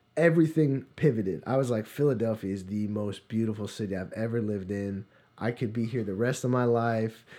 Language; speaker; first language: English; native; English